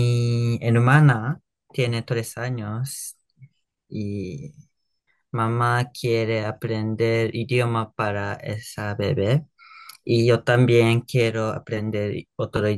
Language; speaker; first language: Spanish; non-native, learner; Japanese